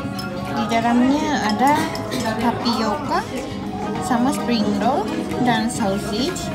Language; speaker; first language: Indonesian; non-native, learner; Japanese